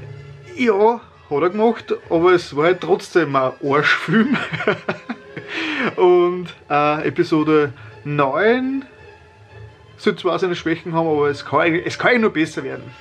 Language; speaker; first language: German; native; German